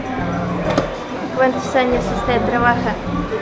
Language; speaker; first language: Spanish; non-native, fluent; Ukrainian